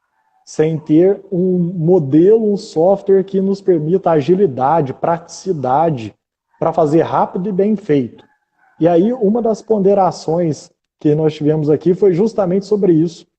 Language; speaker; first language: Portuguese; native; Portuguese